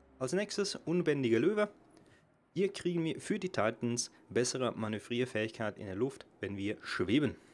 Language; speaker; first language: German; native; German